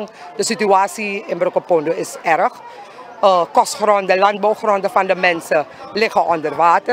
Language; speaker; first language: Dutch; non-native, local second language; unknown